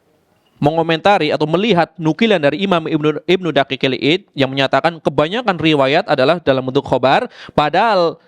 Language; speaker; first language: Indonesian; native; Indonesian